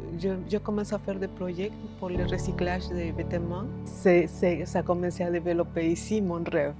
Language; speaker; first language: French; non-native, learner; Spanish